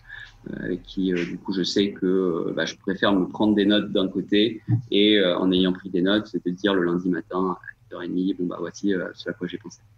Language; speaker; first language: French; native; French